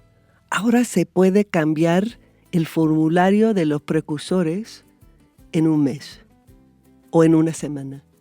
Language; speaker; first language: Spanish; non-native, fluent; English